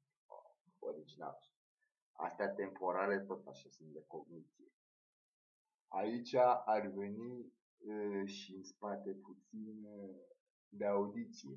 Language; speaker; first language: Romanian; native; Romanian